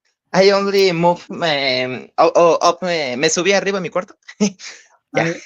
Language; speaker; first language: English; non-native, learner; Spanish